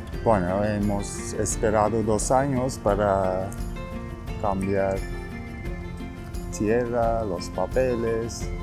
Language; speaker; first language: Spanish; non-native, learner; Turkish